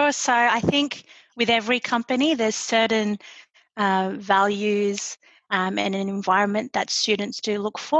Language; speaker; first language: English; native; English